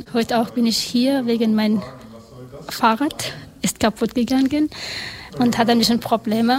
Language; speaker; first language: German; non-native, learner; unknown